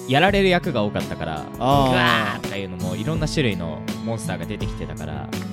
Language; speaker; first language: Japanese; native; Japanese